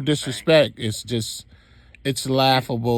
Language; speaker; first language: English; native; English